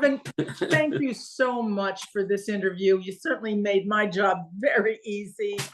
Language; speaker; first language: English; native; English